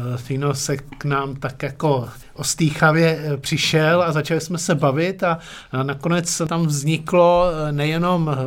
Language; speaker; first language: Czech; native; Czech